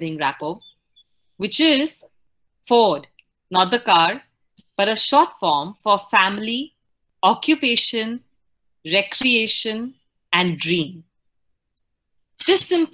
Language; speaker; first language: English; non-native, local second language; Hindi